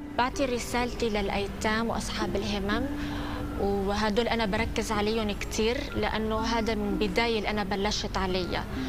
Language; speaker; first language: Arabic; native; Arabic